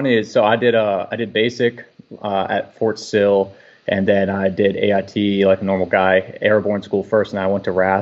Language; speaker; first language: English; native; English